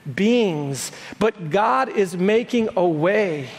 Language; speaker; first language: English; native; English